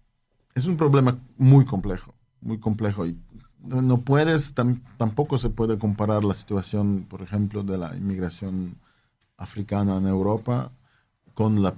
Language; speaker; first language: Spanish; non-native, fluent; Polish